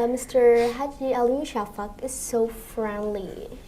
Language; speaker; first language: English; non-native, learner; Indonesian